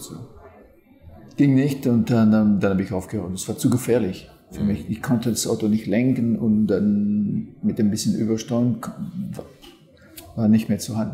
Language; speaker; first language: German; non-native, fluent; French